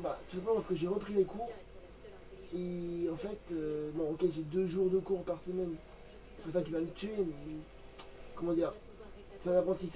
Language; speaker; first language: French; native; French